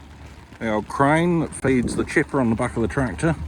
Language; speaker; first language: English; native; English